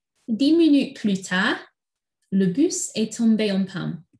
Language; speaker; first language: French; non-native, fluent; English